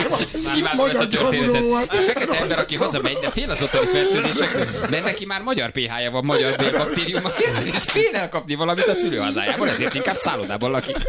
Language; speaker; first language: Hungarian; native; Hungarian